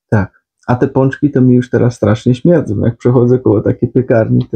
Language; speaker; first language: Polish; native; Polish